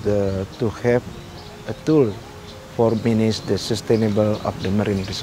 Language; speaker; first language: English; non-native, learner; Indonesian